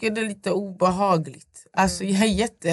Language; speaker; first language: Swedish; non-native, local second language; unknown